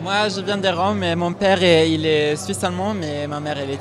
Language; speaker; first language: French; non-native, fluent; Italian